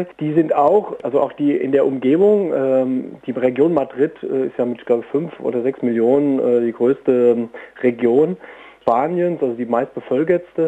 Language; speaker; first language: German; native; German